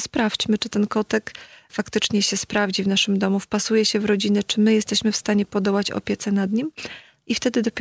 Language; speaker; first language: Polish; native; Polish